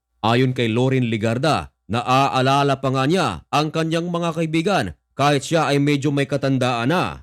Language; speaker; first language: Filipino; native; Filipino